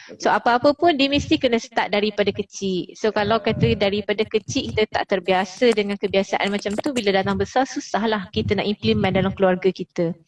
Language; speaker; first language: Malay; native; Malay